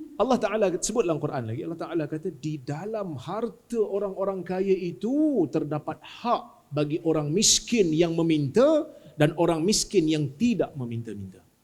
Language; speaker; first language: Malay; native; Malay